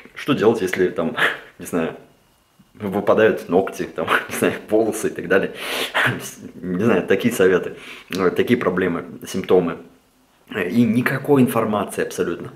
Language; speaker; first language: Russian; early bilingual, heritage; Russian